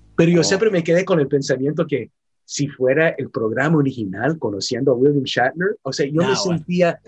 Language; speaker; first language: Spanish; early bilingual, heritage; Spanish